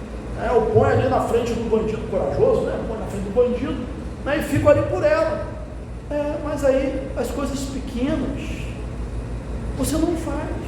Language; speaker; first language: Portuguese; native; Portuguese